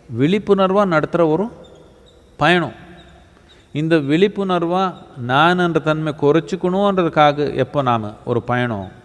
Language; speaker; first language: Tamil; native; Tamil